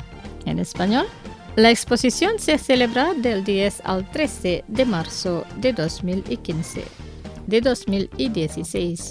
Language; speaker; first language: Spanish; non-native, fluent; Indonesian